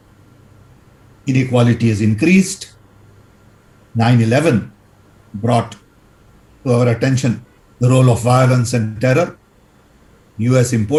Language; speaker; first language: English; non-native, local second language; Gujarati